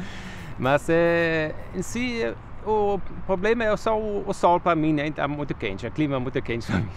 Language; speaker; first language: Portuguese; non-native, fluent; Danish